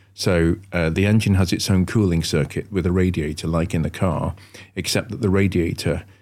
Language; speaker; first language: English; native; English